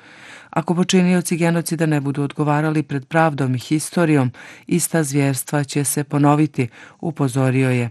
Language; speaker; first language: Serbian; native; Serbian